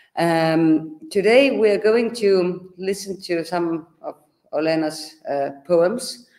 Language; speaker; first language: English; non-native, fluent; Estonian